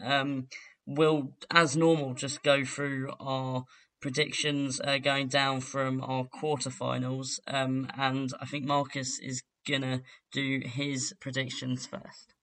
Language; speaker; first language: English; native; English